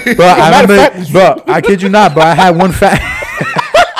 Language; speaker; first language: English; native; English